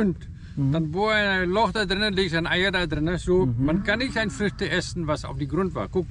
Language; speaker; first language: German; non-native, learner; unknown